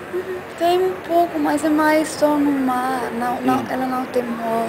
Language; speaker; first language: Portuguese; non-native, learner; Finnish